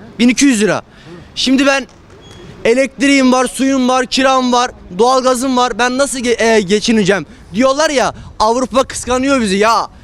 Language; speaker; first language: Turkish; native; Turkish